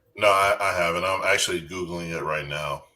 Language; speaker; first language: English; native; English